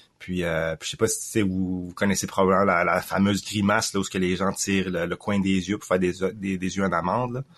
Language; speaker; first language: French; early bilingual, other home language; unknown